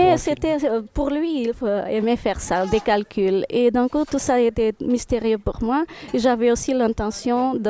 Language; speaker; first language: French; non-native, fluent; Portuguese